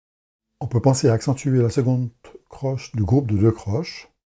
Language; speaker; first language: French; native; French